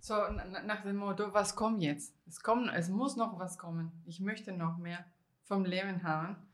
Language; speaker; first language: German; non-native, fluent; Spanish